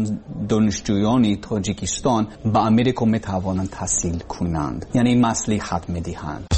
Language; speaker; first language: Persian; non-native, learner; English